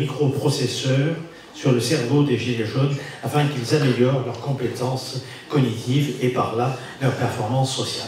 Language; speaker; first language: French; native; French